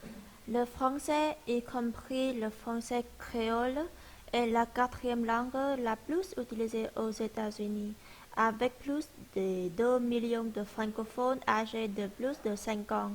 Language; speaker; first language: French; non-native, learner; Vietnamese